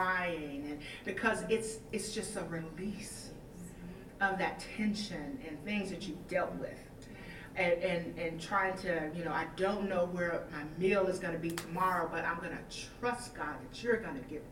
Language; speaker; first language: English; native; English